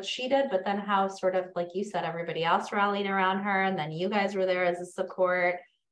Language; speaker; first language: English; native; English